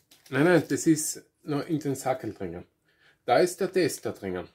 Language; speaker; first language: German; native; German